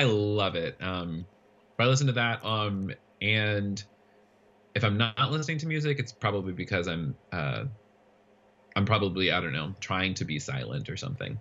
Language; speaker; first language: English; native; English